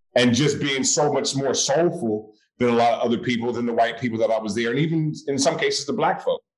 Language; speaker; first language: English; native; English